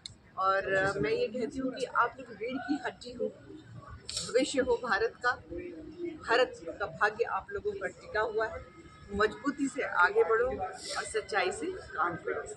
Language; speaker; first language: Hindi; native; Hindi